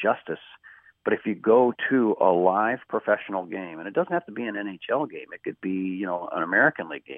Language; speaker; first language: English; native; English